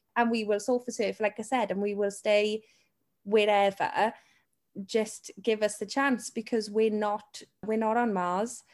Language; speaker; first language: English; native; English